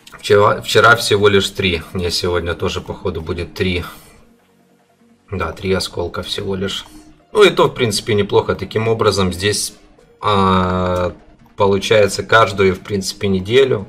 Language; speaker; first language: Russian; native; Russian